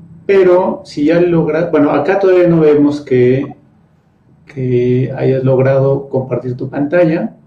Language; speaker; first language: Spanish; native; Spanish